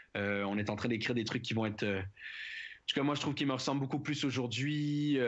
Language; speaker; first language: French; native; French